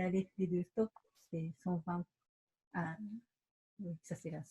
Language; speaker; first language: French; non-native, learner; Japanese